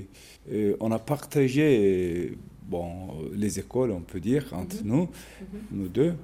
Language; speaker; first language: French; non-native, fluent; Turkish